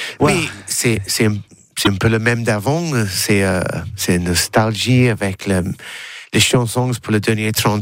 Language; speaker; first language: French; non-native, learner; English